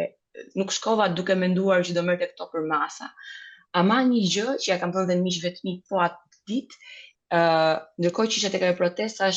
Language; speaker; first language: Albanian; native; Albanian